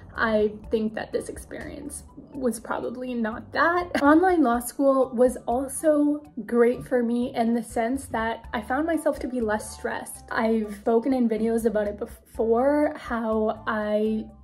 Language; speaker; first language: English; native; English